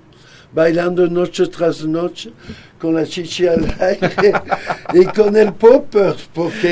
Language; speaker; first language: Spanish; non-native, fluent; French